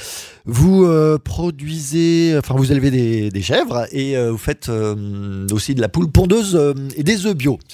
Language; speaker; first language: French; native; French